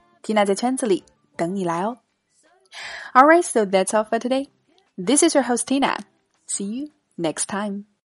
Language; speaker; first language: English; non-native, fluent; Chinese